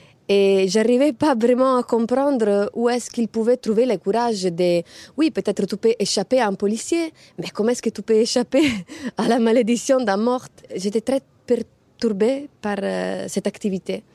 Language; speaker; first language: French; non-native, fluent; Italian